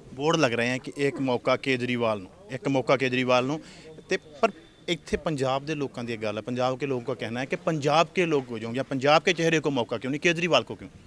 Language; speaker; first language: Hindi; non-native, local second language; Punjabi